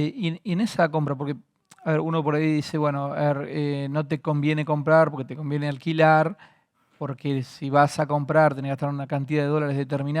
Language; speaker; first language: Spanish; native; Spanish